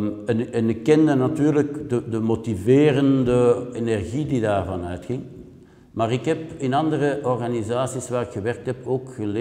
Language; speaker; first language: Dutch; native; Dutch